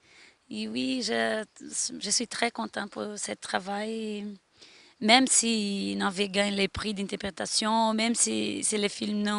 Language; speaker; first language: French; non-native, learner; Portuguese